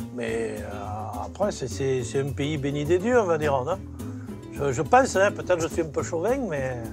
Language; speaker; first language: French; native; French